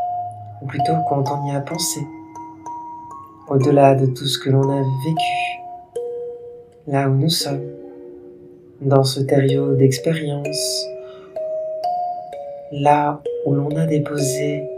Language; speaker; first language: French; native; French